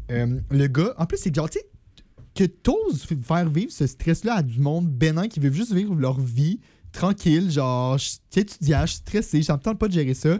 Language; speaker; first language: French; native; French